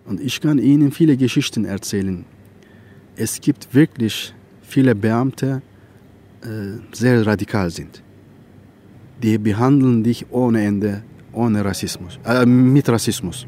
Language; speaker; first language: German; non-native, fluent; Turkish